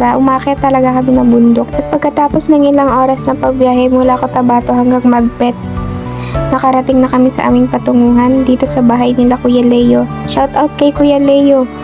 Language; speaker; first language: Filipino; non-native, local second language; Hiligaynon